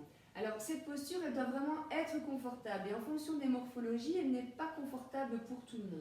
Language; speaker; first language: French; native; French